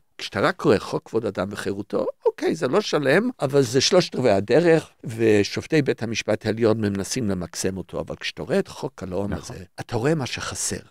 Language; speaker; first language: Hebrew; early bilingual, other home language; English